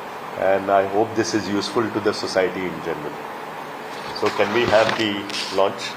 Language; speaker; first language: English; non-native, local second language; Konkani